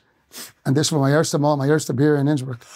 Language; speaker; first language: German; non-native, fluent; English